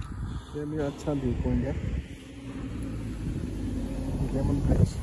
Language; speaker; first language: Hindi; non-native, local second language; Nepali